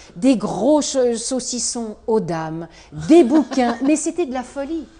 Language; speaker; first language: French; native; French